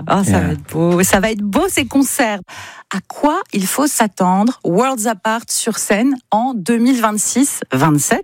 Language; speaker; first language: French; native; French